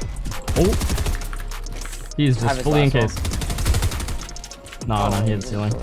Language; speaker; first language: English; native; English